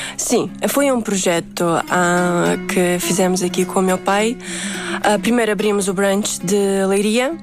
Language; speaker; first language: Portuguese; early bilingual, other home language; Uzbek